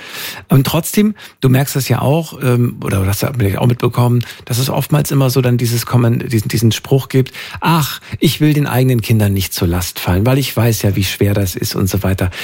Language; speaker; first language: German; native; German